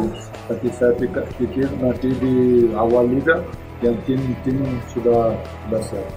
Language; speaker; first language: Indonesian; non-native, fluent; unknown